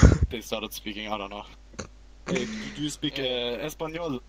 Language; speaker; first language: English; non-native, fluent; German